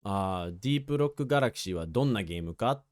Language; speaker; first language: Japanese; non-native, fluent; English